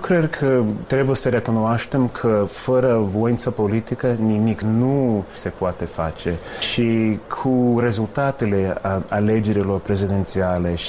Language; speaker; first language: Romanian; non-native, fluent; English